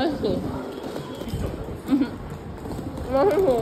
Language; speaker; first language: Korean; non-native, learner; Japanese